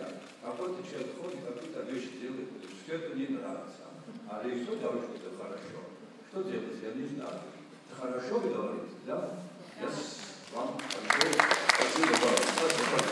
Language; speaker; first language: Russian; non-native, fluent; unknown